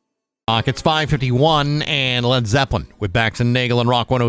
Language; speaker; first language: English; native; English